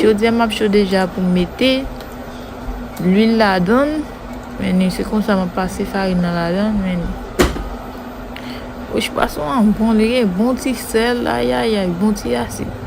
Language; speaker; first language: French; non-native, local second language; Haitian Creole